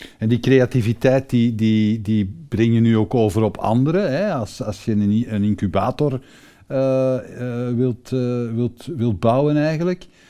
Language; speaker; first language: Dutch; native; Dutch